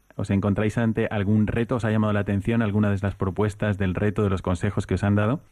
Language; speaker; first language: Spanish; native; Spanish